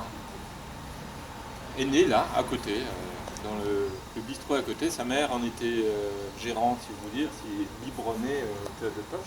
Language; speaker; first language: French; native; French